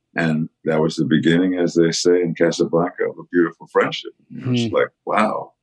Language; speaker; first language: English; native; English